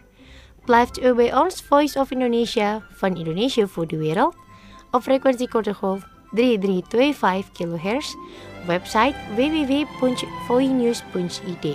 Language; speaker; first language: Dutch; non-native, fluent; Indonesian